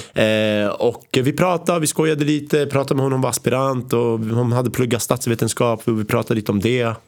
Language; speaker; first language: Swedish; early bilingual, other home language; Arabic